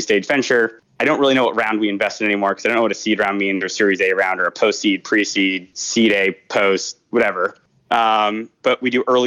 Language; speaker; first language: English; native; English